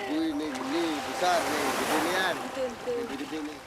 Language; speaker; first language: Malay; non-native, local second language; Balinese